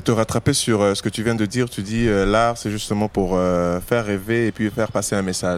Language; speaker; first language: French; non-native, local second language; Lingala